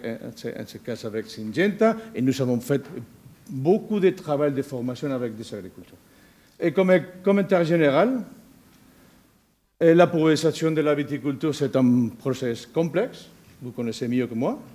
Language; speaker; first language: French; non-native, learner; Spanish